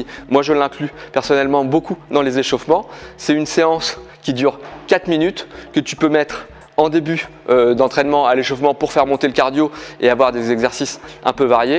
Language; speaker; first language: French; native; French